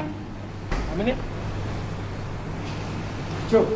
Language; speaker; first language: English; non-native, learner; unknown